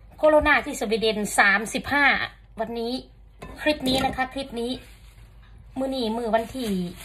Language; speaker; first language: Thai; native; Thai